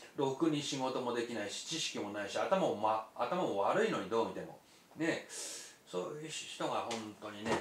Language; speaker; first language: Japanese; native; Japanese